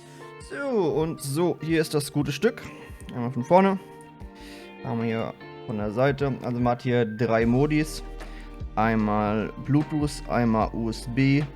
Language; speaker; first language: German; native; German